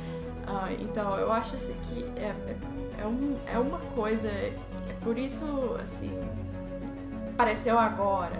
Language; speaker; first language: Portuguese; early bilingual, heritage; Portuguese